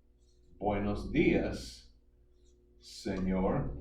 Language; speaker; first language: Spanish; non-native, fluent; English